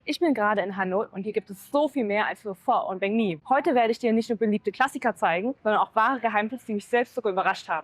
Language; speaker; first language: German; native; German